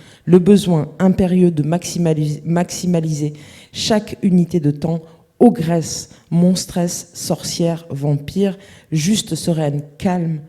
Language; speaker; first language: French; native; French